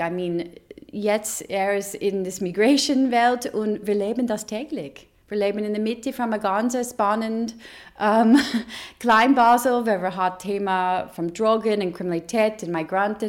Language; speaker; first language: German; non-native, learner; English